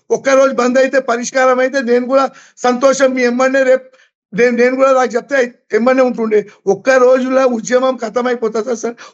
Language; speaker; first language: Telugu; non-native, local second language; Gujarati